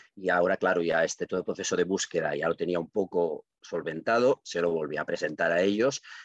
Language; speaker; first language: Spanish; non-native, local second language; Catalan